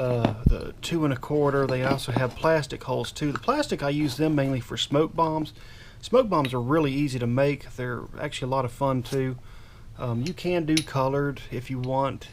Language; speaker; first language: English; native; English